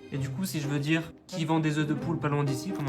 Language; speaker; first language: French; native; French